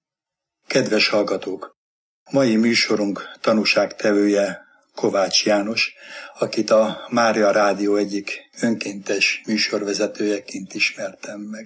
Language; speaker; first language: Hungarian; native; Hungarian